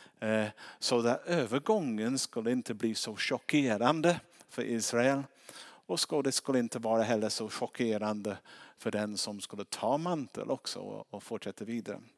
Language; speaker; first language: Swedish; non-native, fluent; English